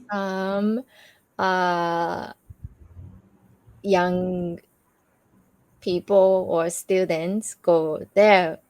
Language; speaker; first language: English; non-native, learner; Japanese